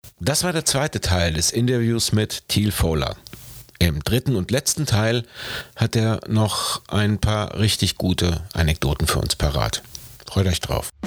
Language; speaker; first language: German; native; German